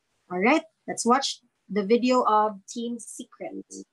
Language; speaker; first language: English; non-native, local second language; Cebuano